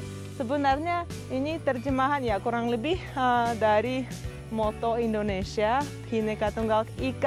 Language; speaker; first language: Indonesian; non-native, fluent; Russian